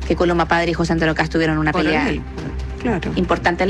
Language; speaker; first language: Spanish; native; Spanish